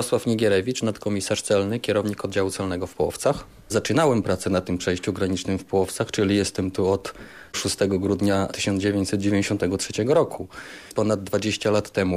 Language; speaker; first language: Polish; native; Polish